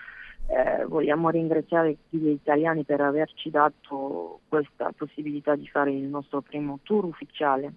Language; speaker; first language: Italian; non-native, learner; French